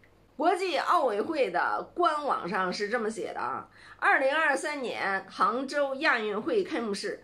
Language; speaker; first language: Chinese; native; Chinese